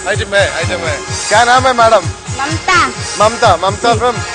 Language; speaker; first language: Hindi; non-native, local second language; Malayalam